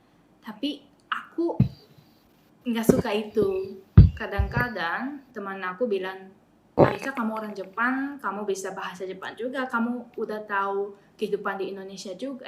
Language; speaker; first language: Indonesian; non-native, fluent; Japanese